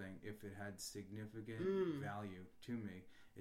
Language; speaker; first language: English; native; English